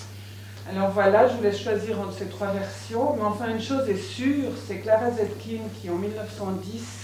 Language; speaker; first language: French; native; French